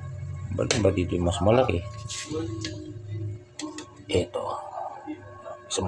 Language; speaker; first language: Filipino; non-native, local second language; Pampanga